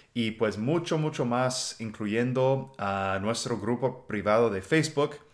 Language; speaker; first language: Spanish; non-native, fluent; English